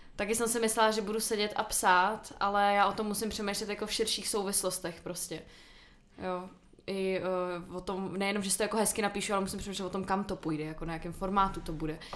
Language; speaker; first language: Czech; native; Czech